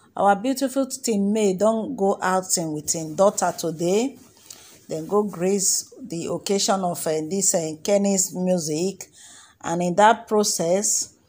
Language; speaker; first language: Nigerian Pidgin; native; Nigerian Pidgin